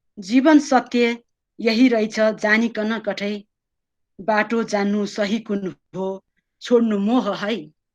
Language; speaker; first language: Nepali; native; Nepali